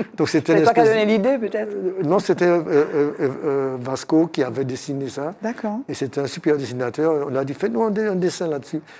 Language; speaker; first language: French; native; French